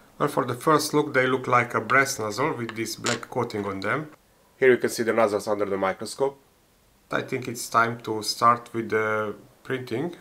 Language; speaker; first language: English; non-native, fluent; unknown